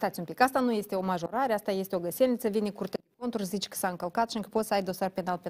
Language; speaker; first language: Romanian; native; Romanian